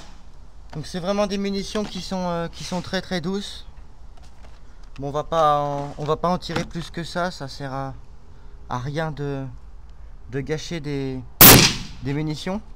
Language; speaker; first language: French; native; French